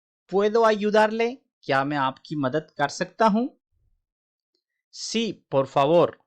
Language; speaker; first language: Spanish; non-native, fluent; Urdu